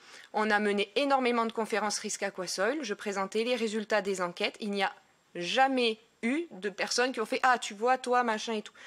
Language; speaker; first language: French; native; French